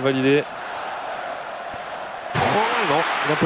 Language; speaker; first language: French; native; French